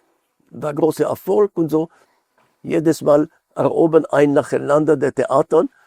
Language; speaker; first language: German; non-native, fluent; Hebrew